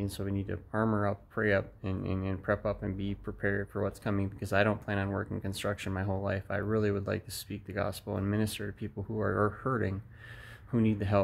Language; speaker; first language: English; native; English